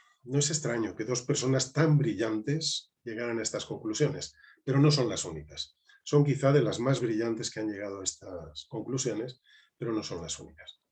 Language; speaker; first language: Spanish; native; Spanish